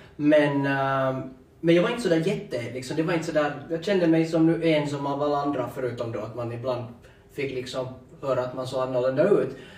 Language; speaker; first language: Swedish; native; Swedish